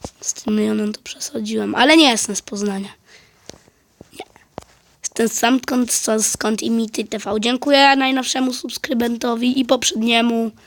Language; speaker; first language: Polish; native; Polish